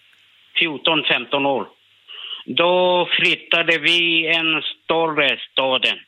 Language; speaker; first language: Swedish; non-native, learner; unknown